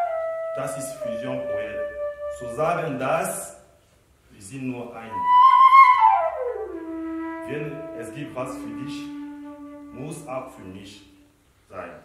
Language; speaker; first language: German; non-native, learner; French